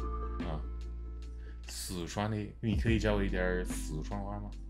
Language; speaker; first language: Chinese; non-native, learner; English